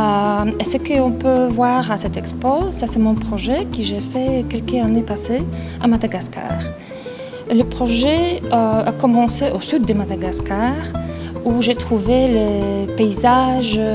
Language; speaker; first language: French; non-native, fluent; Polish